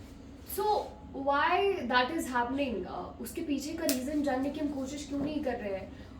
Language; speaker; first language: Hindi; native; Hindi